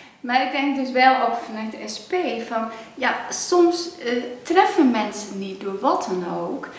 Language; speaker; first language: Dutch; early bilingual, other home language; Cantonese